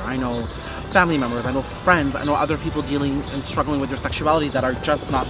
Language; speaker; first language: English; native; English